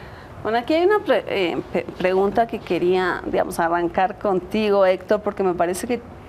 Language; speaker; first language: Spanish; native; Spanish